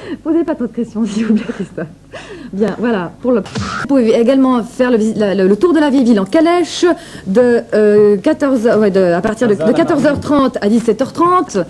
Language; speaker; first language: French; native; French